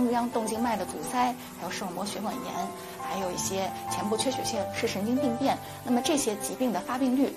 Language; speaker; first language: Chinese; native; Chinese